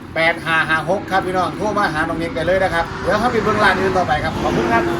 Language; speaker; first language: Thai; native; Thai